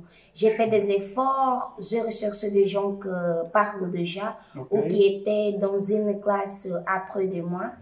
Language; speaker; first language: French; non-native, fluent; Portuguese